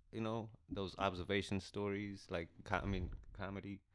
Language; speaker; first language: English; early bilingual, other home language; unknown